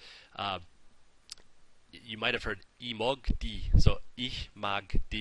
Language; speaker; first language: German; non-native, fluent; English